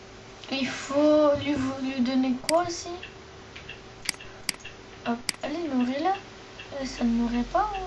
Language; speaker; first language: French; native; French